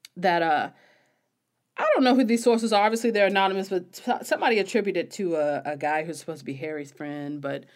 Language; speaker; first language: English; native; English